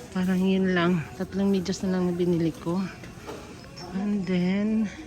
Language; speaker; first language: Filipino; native; Filipino